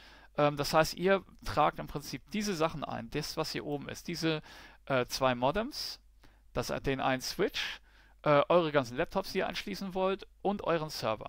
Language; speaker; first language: German; native; German